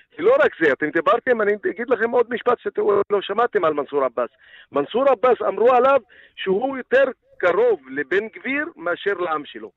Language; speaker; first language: Hebrew; non-native, local second language; Arabic